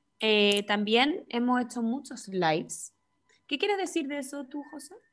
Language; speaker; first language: Spanish; native; Spanish